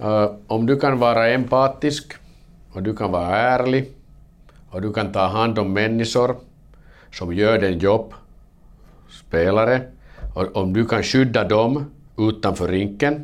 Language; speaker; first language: Swedish; non-native, learner; Finnish